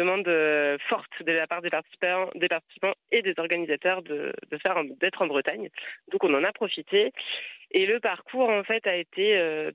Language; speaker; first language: French; native; French